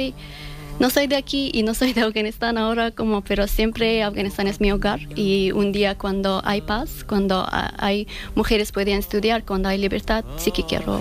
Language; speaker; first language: Spanish; non-native, fluent; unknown